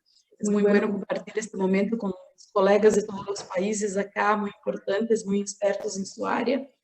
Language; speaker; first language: Spanish; non-native, learner; Portuguese